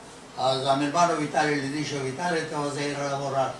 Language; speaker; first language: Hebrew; non-native, fluent; Ladino